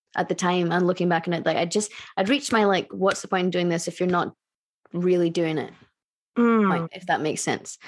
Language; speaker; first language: English; native; English